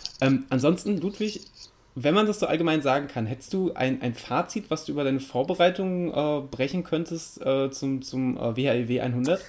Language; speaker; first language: German; native; German